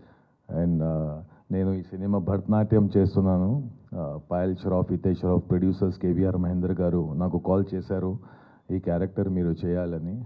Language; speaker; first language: Telugu; non-native, local second language; Hindi